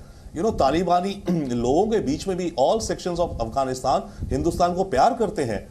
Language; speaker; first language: Hindi; native; Hindi